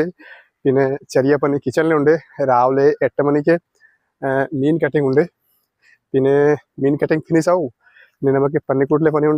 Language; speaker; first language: Malayalam; non-native, local second language; Hindi